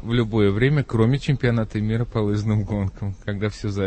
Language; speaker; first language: Russian; native; Russian